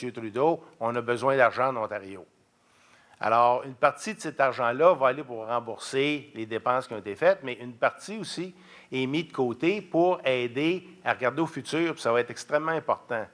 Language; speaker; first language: French; native; French